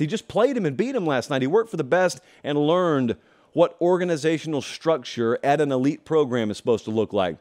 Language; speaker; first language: English; native; English